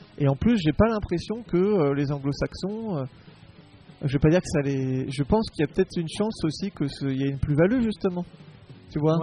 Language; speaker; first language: French; native; French